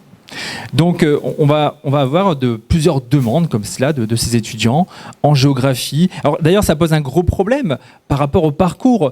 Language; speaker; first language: French; native; French